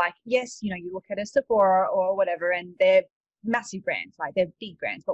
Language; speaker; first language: English; native; English